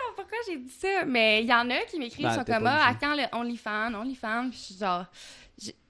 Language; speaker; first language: French; native; French